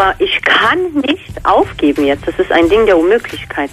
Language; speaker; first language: German; native; German